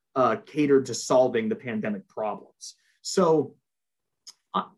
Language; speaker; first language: English; native; English